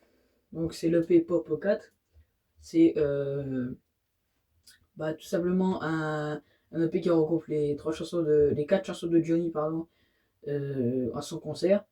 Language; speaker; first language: French; native; French